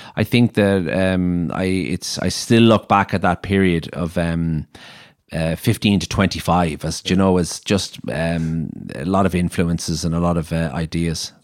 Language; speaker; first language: English; native; English